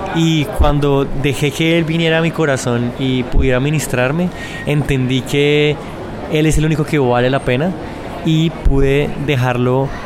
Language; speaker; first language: Spanish; native; Spanish